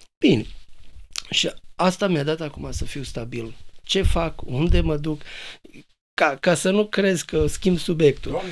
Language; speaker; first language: Romanian; native; Romanian